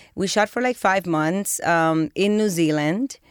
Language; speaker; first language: English; early bilingual, other home language; Spanish